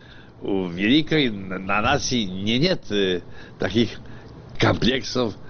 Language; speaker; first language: Russian; non-native, fluent; Polish